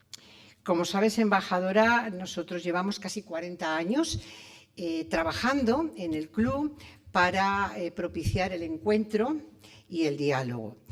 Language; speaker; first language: Spanish; native; Spanish